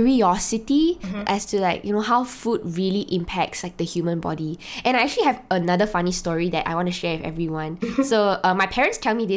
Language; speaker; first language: English; non-native, local second language; Chinese